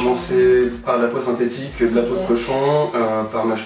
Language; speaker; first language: French; native; French